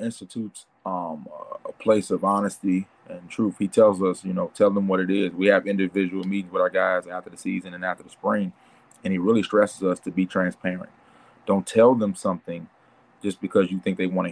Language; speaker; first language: English; native; English